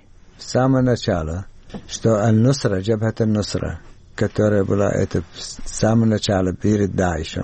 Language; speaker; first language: Russian; non-native, learner; Arabic